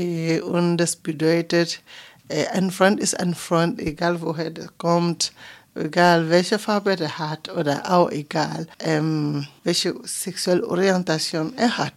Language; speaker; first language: German; non-native, fluent; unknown